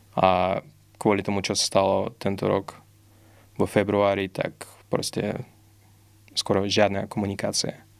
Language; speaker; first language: Slovak; non-native, fluent; Russian